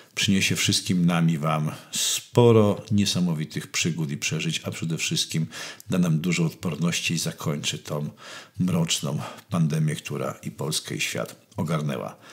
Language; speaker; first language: Polish; native; Polish